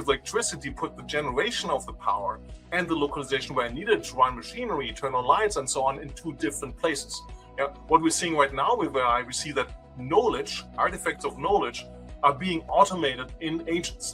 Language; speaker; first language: English; non-native, fluent; German